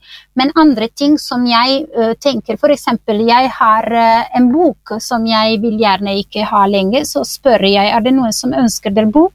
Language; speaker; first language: Norwegian; non-native, fluent; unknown